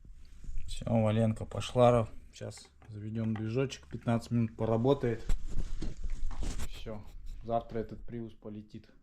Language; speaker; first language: Russian; native; Russian